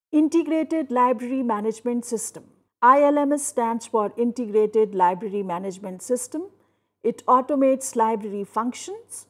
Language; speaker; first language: English; non-native, local second language; Hindi